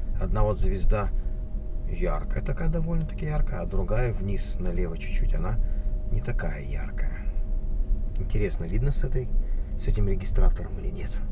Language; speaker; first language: Russian; native; Russian